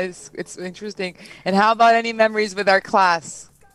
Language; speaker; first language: English; early bilingual, other home language; Portuguese